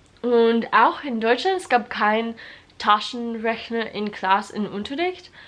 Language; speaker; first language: German; non-native, learner; English